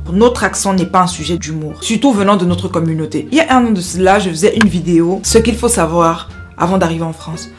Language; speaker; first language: French; non-native, local second language; Basaa